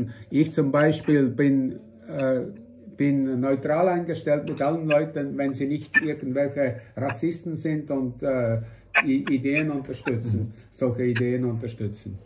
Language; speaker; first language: German; non-native, fluent; Russian